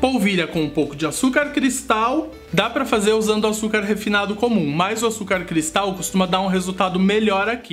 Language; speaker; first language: Portuguese; native; Portuguese